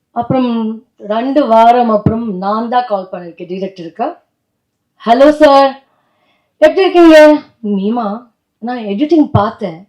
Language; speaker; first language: Tamil; non-native, learner; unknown